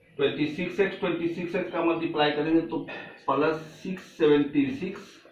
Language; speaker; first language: Hindi; native; Hindi